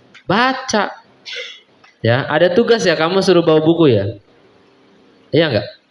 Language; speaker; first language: Indonesian; native; Indonesian